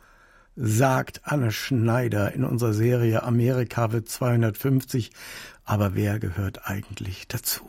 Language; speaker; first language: German; native; German